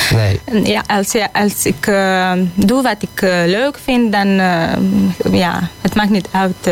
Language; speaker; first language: Dutch; non-native, learner; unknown